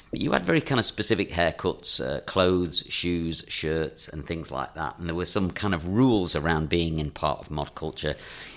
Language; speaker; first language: English; native; English